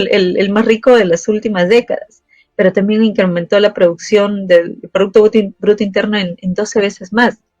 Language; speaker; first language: Spanish; native; Spanish